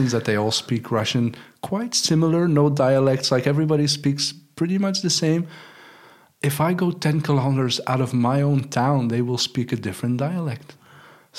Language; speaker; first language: English; non-native, fluent; Dutch